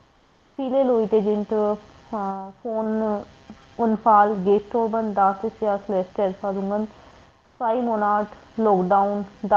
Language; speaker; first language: German; non-native, learner; Hindi